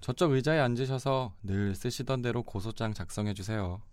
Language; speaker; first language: Korean; native; Korean